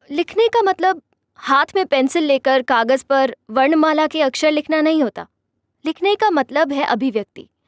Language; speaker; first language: Hindi; non-native, local second language; Marathi